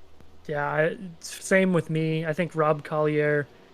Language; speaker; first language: English; native; English